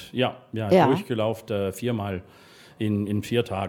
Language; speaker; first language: German; non-native, fluent; English